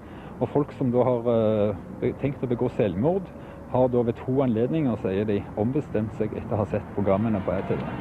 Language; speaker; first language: Norwegian; native; Norwegian